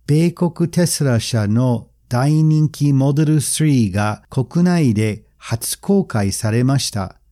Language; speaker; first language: Japanese; non-native, fluent; English